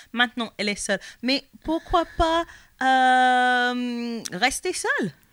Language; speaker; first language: French; non-native, learner; English